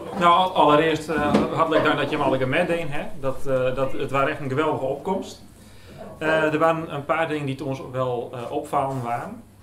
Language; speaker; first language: Dutch; native; Dutch